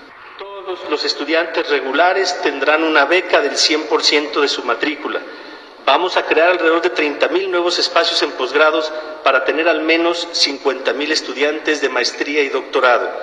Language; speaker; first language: Spanish; native; Spanish